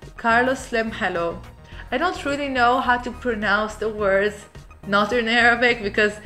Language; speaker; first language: English; non-native, fluent; Arabic